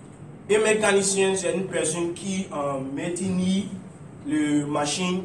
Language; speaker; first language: French; non-native, learner; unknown